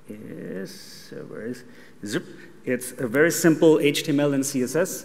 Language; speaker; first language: English; non-native, fluent; German